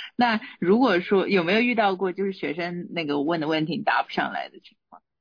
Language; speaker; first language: Chinese; native; Chinese